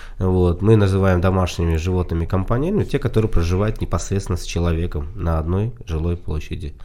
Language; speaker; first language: Russian; non-native, local second language; Tajik